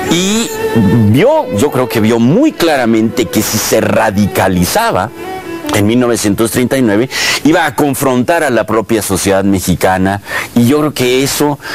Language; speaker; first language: Spanish; native; Spanish